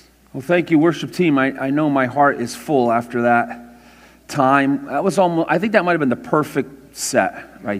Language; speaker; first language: English; native; English